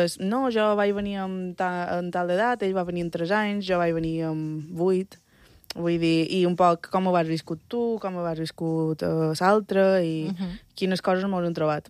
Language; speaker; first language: Catalan; early bilingual, other home language; Spanish